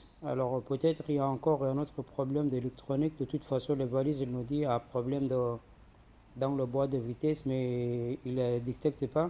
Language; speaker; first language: French; non-native, fluent; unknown